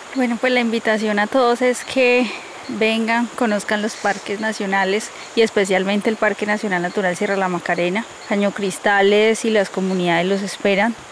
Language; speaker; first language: Spanish; native; Spanish